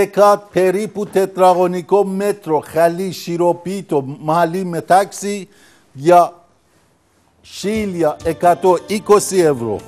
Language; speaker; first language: Greek; non-native, learner; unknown